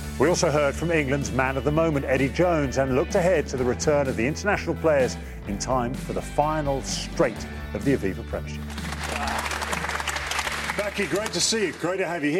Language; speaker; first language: English; native; English